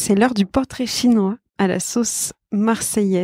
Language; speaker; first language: French; native; French